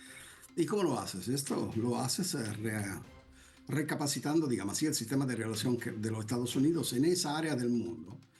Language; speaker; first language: Spanish; non-native, fluent; Italian